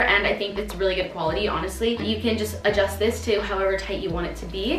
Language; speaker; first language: English; native; English